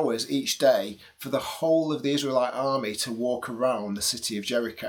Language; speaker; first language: English; native; English